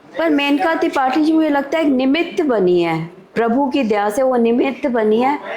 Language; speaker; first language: Hindi; native; Hindi